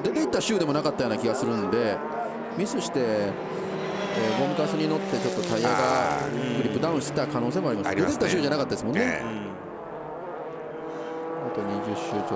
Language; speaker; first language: Japanese; native; Japanese